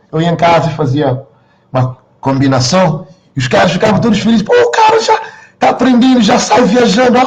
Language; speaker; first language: Portuguese; non-native, local second language; Kabuverdianu